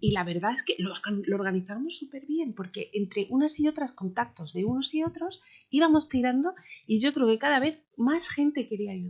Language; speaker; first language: Spanish; native; Spanish